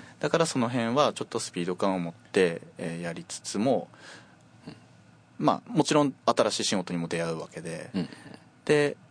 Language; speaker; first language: Japanese; native; Japanese